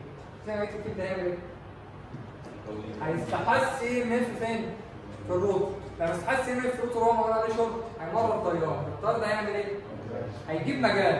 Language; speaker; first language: Arabic; native; Arabic